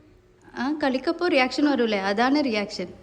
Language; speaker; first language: Malayalam; non-native, learner; Kannada